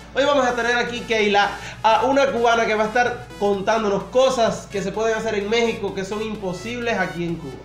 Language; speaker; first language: Spanish; native; Spanish